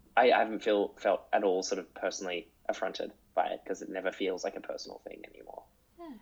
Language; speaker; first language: English; native; English